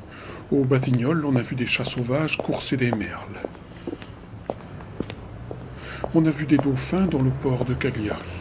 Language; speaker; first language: French; native; French